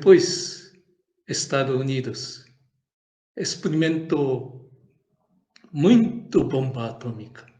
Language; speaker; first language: Portuguese; non-native, learner; Japanese